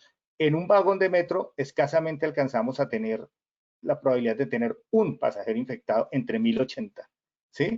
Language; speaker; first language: Spanish; native; Spanish